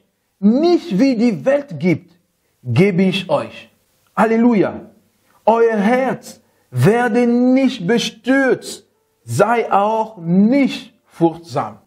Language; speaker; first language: German; non-native, fluent; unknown